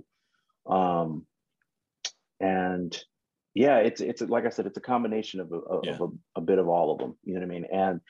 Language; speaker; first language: English; native; English